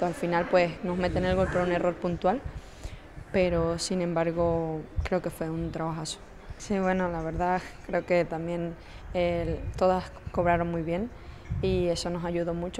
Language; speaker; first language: Spanish; native; Spanish